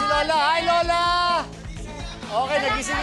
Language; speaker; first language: Filipino; native; Filipino